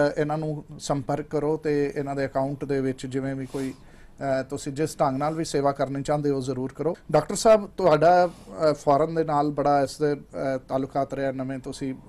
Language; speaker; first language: Punjabi; native; Punjabi